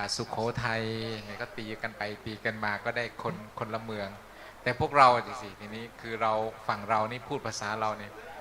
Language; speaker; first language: Thai; non-native, local second language; Northeastern Thai